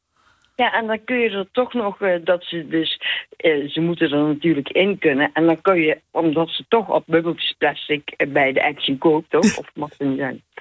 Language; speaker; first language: Dutch; native; Dutch